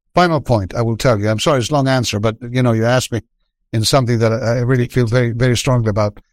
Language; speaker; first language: English; non-native, fluent; Greek